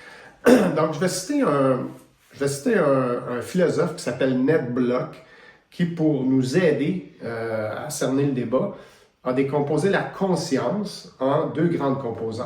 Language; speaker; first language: French; native; French